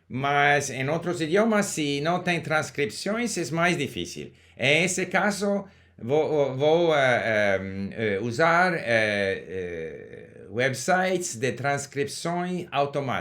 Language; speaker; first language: Portuguese; non-native, learner; English